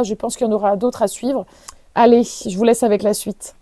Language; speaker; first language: French; native; French